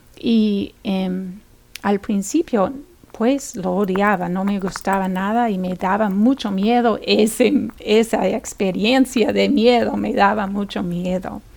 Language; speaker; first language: Spanish; non-native, fluent; English